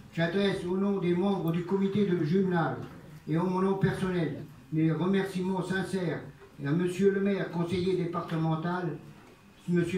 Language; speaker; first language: French; early bilingual, other home language; Italian